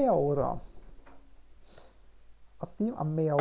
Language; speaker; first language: Portuguese; non-native, learner; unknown